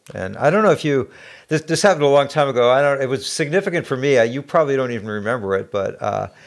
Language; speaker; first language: English; native; English